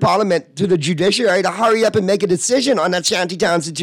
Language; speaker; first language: English; native; English